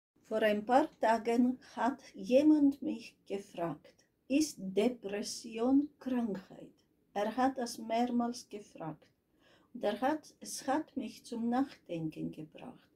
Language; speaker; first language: German; non-native, fluent; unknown